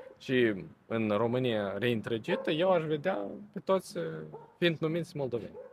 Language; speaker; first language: Romanian; non-native, local second language; Russian